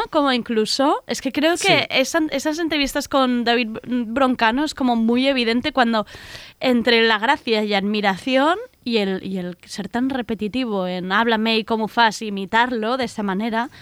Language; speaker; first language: Spanish; native; Spanish